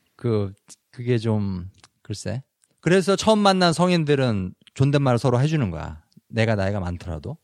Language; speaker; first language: Korean; native; Korean